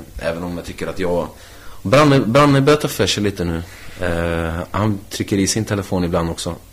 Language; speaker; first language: Swedish; native; Swedish